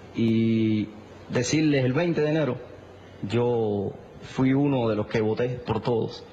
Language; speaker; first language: Spanish; native; Spanish